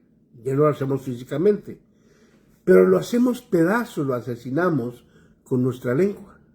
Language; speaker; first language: Spanish; native; Spanish